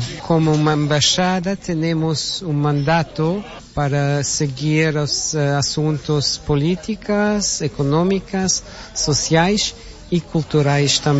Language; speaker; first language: Portuguese; non-native, fluent; Luxembourgish